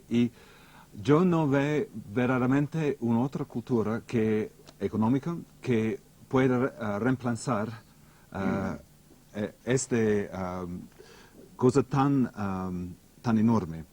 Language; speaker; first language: Spanish; non-native, fluent; English